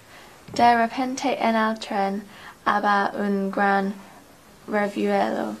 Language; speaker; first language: Spanish; non-native, learner; English